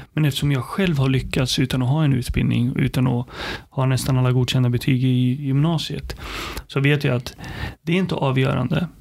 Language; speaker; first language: Swedish; early bilingual, other home language; Arabic